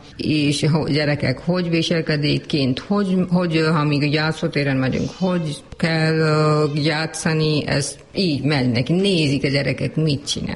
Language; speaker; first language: Hungarian; non-native, learner; Urdu